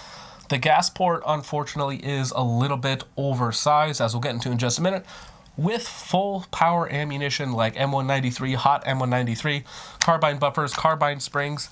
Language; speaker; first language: English; native; English